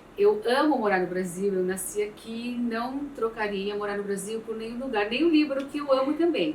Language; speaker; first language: Portuguese; early bilingual, other home language; Arabic